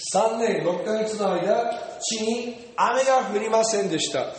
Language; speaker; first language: Japanese; non-native, fluent; English